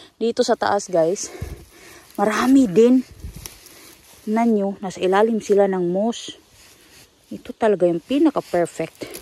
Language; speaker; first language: Filipino; non-native, local second language; Cebuano